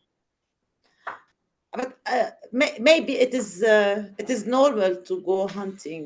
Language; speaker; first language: English; non-native, learner; Arabic